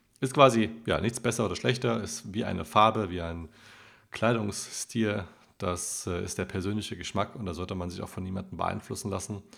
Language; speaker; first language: German; native; German